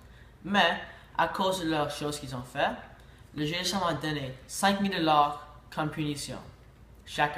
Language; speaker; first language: French; native; French